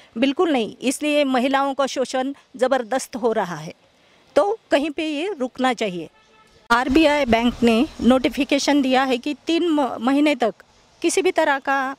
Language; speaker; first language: Hindi; non-native, local second language; Marathi